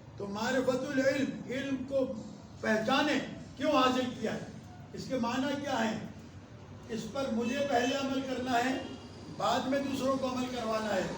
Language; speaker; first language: Urdu; non-native, local second language; Sindhi